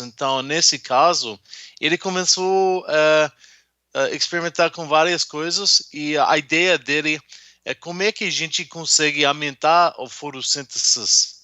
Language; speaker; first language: Portuguese; non-native, fluent; English